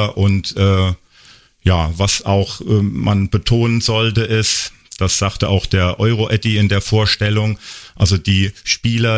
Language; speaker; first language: German; native; German